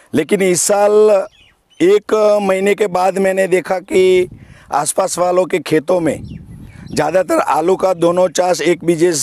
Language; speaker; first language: Hindi; non-native, local second language; Gujarati